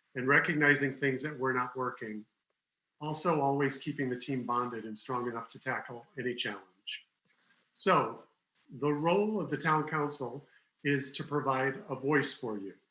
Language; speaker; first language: English; native; English